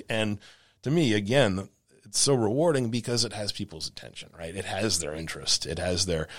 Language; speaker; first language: English; native; English